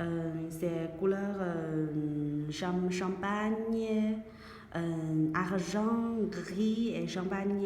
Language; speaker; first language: French; non-native, learner; Chinese